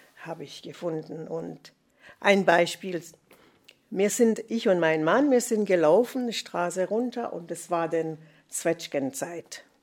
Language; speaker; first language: German; non-native, fluent; English